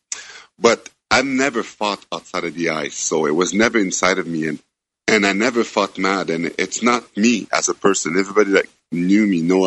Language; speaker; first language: English; non-native, fluent; French